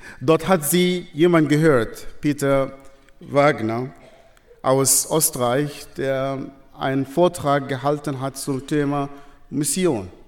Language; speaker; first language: German; non-native, fluent; Arabic